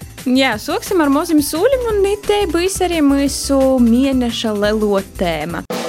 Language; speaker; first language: Latvian; native; Latvian